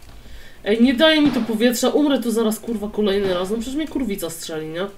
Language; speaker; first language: Polish; native; Polish